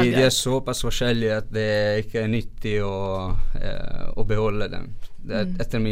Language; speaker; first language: Norwegian; non-native, fluent; Italian